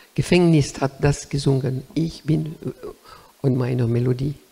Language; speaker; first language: German; non-native, learner; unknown